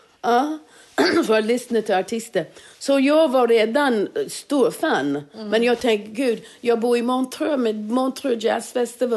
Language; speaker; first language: Swedish; non-native, fluent; English